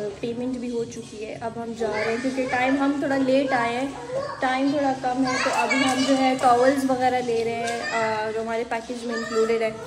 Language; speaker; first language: Urdu; native; Urdu